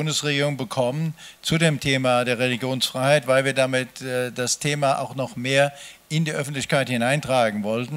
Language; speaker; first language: German; native; German